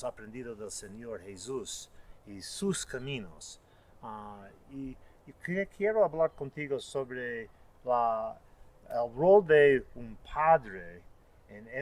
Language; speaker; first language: Spanish; non-native, fluent; English